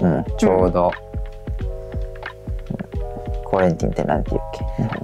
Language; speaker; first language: Japanese; native; Japanese